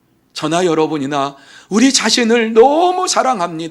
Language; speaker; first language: Korean; native; Korean